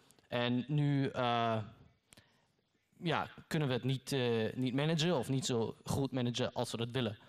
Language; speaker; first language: Dutch; non-native, learner; German